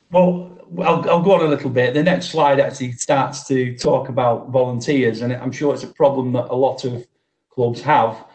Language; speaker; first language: English; native; English